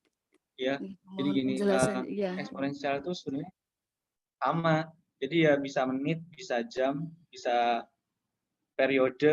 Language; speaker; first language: Indonesian; native; Indonesian